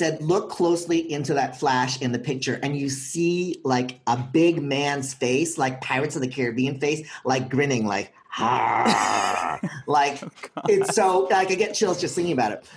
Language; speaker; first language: English; native; English